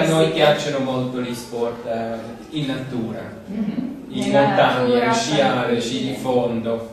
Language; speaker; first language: Italian; non-native, learner; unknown